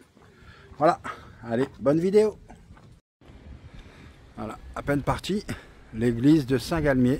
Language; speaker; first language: French; native; French